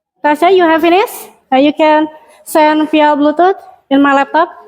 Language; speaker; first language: English; non-native, learner; Indonesian